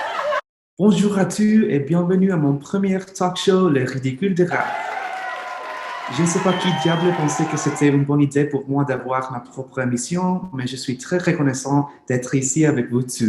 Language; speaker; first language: French; non-native, learner; English